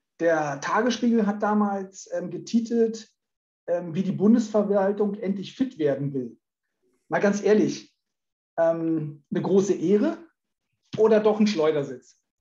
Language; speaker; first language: German; native; German